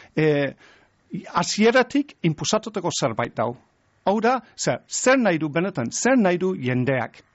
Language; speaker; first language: Basque; non-native, fluent; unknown